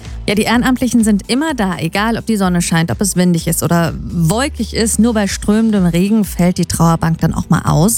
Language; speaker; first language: German; native; German